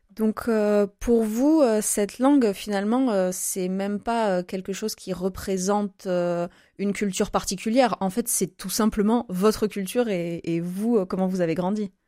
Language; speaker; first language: French; native; French